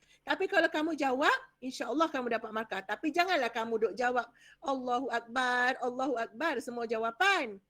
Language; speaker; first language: Malay; native; Malay